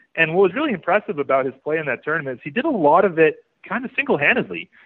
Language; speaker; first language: English; native; English